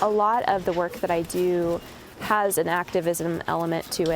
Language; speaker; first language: English; native; English